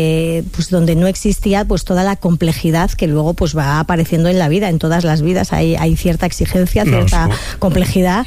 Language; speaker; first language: Spanish; native; Spanish